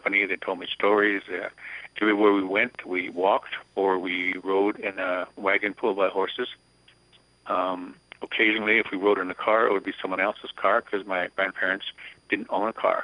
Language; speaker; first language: English; early bilingual, other home language; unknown